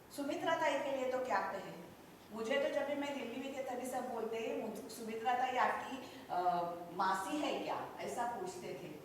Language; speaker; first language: Hindi; non-native, local second language; Marathi